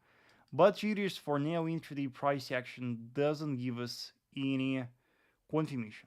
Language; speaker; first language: English; non-native, fluent; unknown